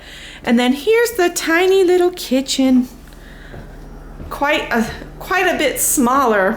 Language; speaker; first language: English; native; English